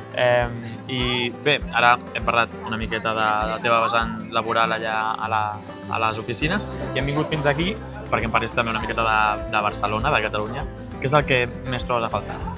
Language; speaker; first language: Catalan; native; Catalan